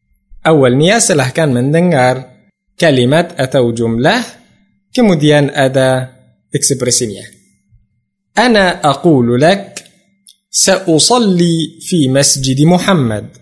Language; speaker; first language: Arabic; non-native, fluent; Indonesian